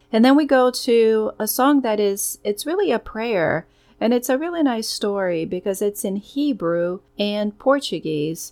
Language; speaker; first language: English; non-native, fluent; Portuguese